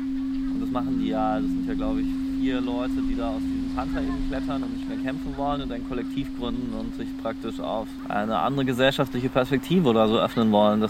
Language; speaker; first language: German; native; German